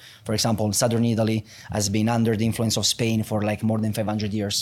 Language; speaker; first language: English; non-native, fluent; Italian